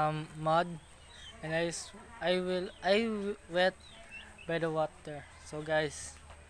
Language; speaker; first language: English; non-native, learner; Filipino